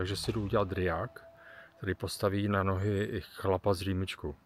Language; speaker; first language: Czech; native; Czech